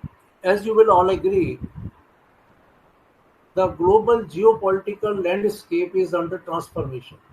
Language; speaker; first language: English; non-native, local second language; Hindi